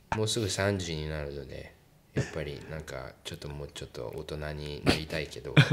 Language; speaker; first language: Japanese; early bilingual, heritage; English